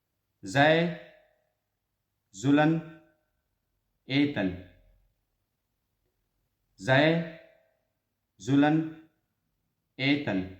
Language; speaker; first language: Dutch; non-native, fluent; Pashto